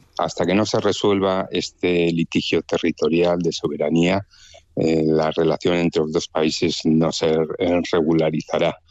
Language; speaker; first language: Spanish; native; Spanish